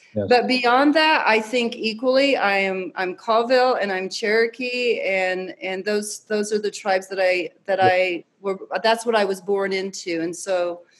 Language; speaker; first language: English; native; English